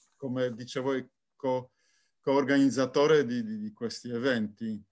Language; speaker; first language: Italian; non-native, fluent; Polish